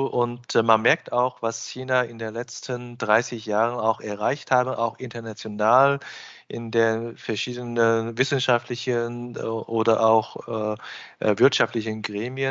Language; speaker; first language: German; non-native, fluent; Chinese